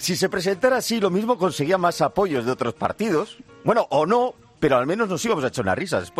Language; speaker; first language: Spanish; native; Spanish